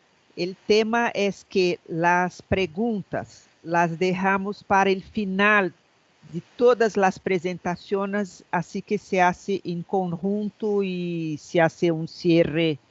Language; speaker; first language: Spanish; non-native, fluent; Portuguese